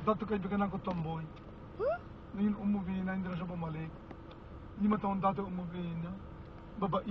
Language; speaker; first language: Filipino; non-native, learner; Pashto